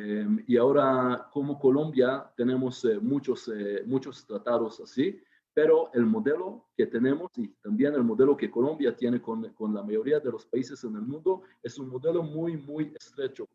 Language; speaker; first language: Spanish; non-native, fluent; Hebrew